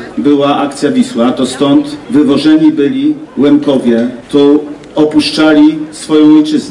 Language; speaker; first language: Polish; native; Polish